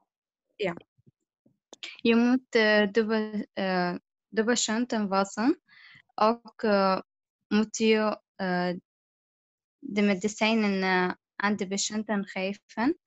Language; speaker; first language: Dutch; non-native, learner; Arabic